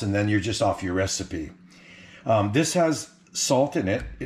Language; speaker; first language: English; native; English